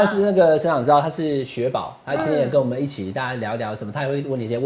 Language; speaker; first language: Chinese; native; Chinese